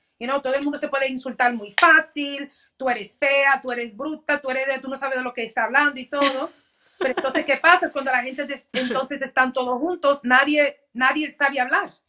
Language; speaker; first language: Spanish; early bilingual, heritage; Spanish